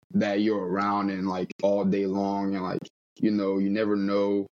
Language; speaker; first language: English; early bilingual, other home language; Portuguese